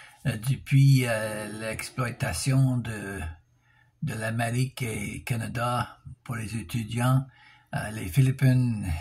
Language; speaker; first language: French; non-native, local second language; English